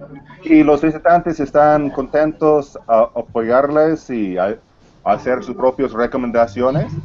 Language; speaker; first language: Spanish; non-native, fluent; English